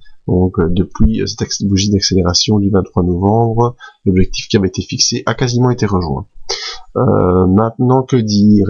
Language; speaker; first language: French; native; French